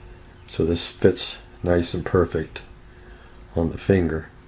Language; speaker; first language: English; native; English